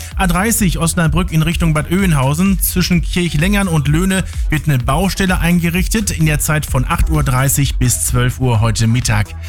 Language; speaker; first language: German; native; German